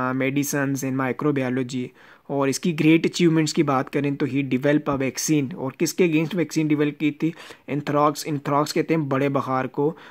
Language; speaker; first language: Urdu; non-native, local second language; Punjabi